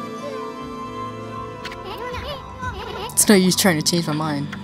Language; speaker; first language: English; native; English